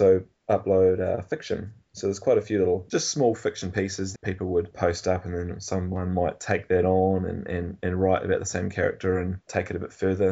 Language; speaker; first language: English; native; English